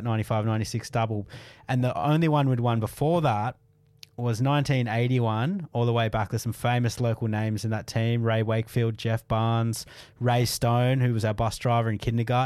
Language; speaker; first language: English; native; English